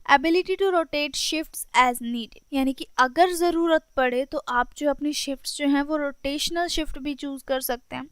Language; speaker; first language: Hindi; native; Hindi